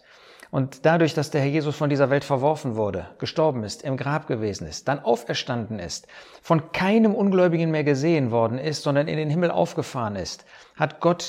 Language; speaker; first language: German; native; German